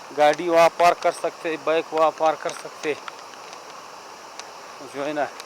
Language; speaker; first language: Hindi; non-native, local second language; Pashto